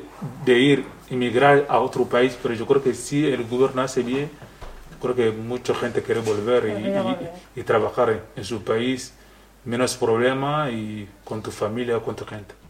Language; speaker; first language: Spanish; non-native, learner; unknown